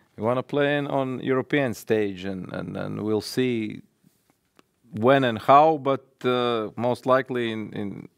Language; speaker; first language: English; non-native, fluent; Latvian